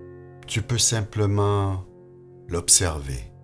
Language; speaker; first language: French; native; French